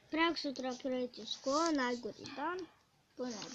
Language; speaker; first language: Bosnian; early bilingual, heritage; Bosnian